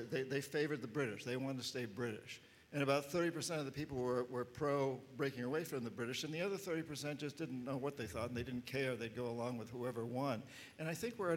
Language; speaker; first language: English; native; English